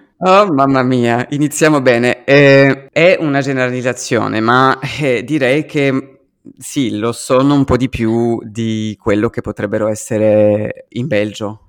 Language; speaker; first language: Italian; early bilingual, heritage; French